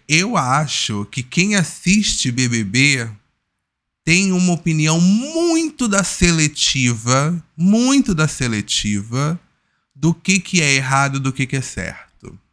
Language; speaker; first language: Portuguese; native; Portuguese